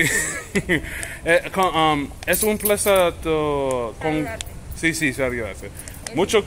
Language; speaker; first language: Spanish; non-native, learner; English